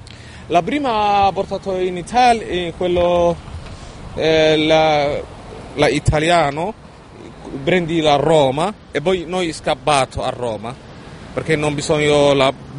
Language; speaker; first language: Italian; non-native, learner; Somali